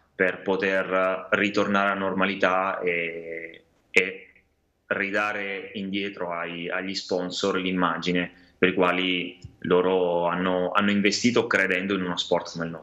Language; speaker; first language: Italian; native; Italian